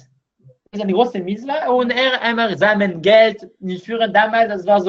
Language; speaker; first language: German; non-native, learner; Hebrew